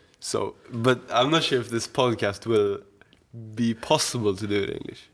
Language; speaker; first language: English; non-native, fluent; Swedish